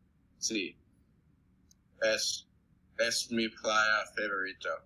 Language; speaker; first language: Spanish; non-native, learner; English